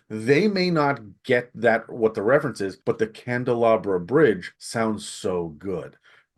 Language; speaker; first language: English; native; English